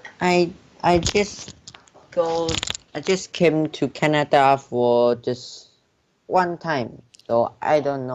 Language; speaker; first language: English; non-native, learner; Chinese